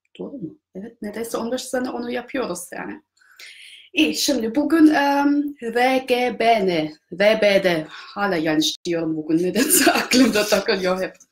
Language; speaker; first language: Turkish; non-native, fluent; German